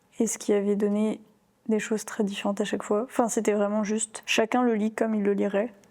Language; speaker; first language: French; native; French